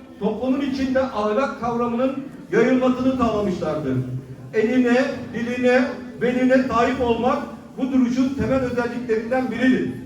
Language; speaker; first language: Turkish; non-native, local second language; Kurdish